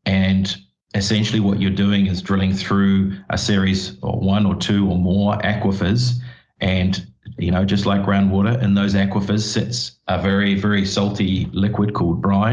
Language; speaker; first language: English; native; English